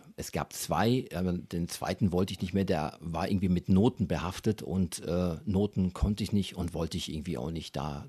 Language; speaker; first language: German; native; German